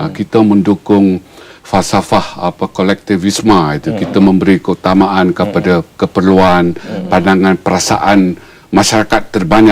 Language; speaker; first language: Malay; native; Malay